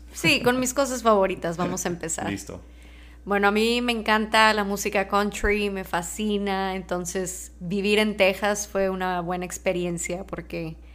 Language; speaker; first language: Spanish; native; Spanish